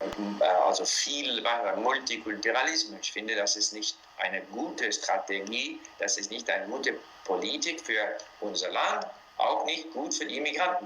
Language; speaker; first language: German; non-native, fluent; English